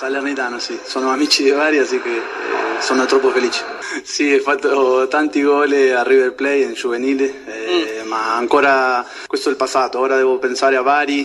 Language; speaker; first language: Italian; non-native, learner; Spanish